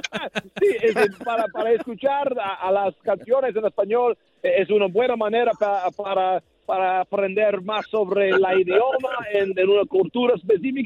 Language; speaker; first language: Spanish; non-native, learner; English